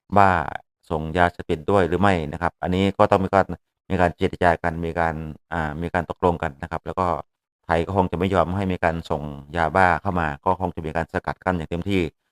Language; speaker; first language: Thai; native; Thai